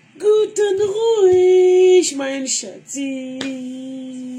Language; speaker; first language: German; non-native, learner; French